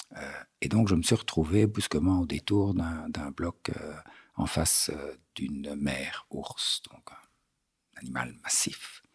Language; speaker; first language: French; native; French